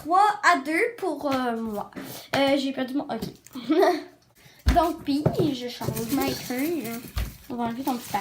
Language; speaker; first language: French; native; French